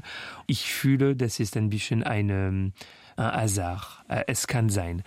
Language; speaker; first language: German; non-native, fluent; French